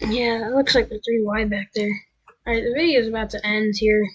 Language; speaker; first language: English; native; English